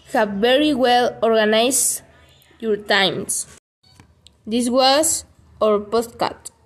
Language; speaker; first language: English; non-native, learner; Spanish